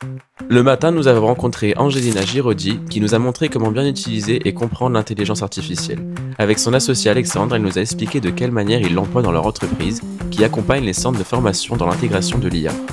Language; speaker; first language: French; native; French